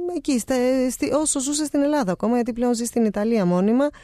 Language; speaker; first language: Greek; native; Greek